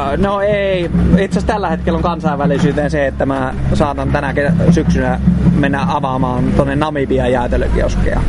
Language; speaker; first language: Finnish; native; Finnish